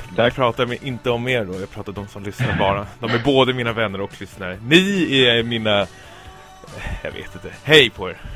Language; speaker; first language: Swedish; native; Swedish